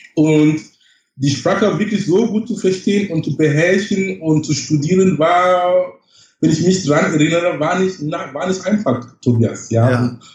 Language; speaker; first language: German; non-native, fluent; English